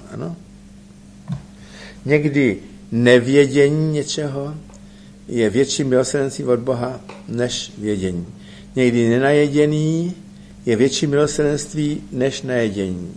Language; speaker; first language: Czech; native; Czech